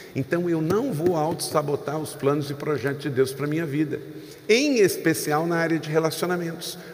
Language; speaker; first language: Portuguese; native; Portuguese